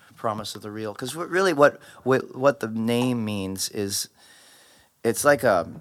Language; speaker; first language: English; native; English